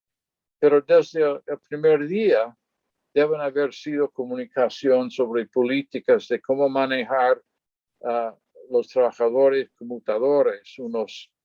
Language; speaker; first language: Spanish; non-native, fluent; English